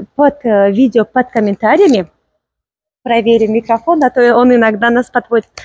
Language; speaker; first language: Russian; non-native, local second language; Tajik